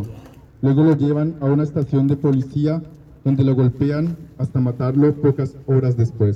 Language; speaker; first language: Spanish; native; Spanish